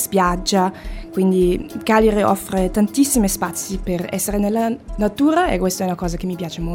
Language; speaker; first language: Italian; non-native, fluent; German